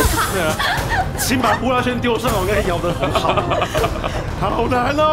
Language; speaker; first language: Chinese; native; Chinese